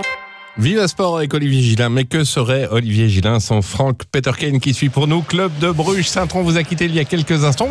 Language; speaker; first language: French; native; French